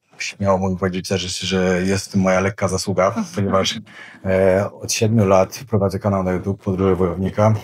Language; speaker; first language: Polish; native; Polish